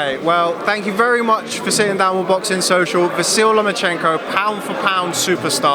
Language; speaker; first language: English; native; English